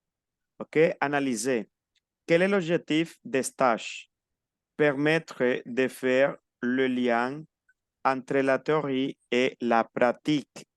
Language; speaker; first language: French; non-native, fluent; Spanish